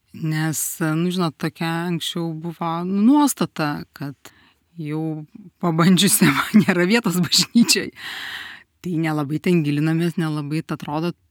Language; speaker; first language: Lithuanian; native; Lithuanian